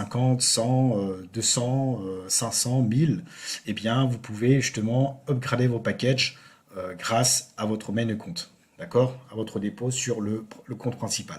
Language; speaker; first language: French; native; French